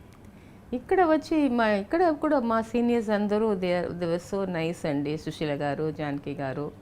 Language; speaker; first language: Telugu; non-native, local second language; Tamil